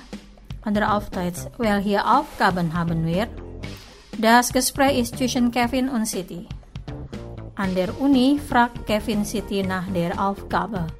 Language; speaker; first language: German; non-native, fluent; Indonesian